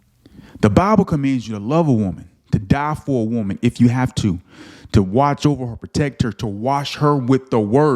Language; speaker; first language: English; native; English